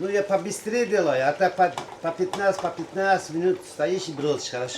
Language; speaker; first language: Russian; non-native, fluent; Uzbek